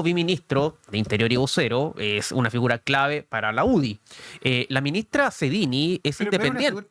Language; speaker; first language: Spanish; native; Spanish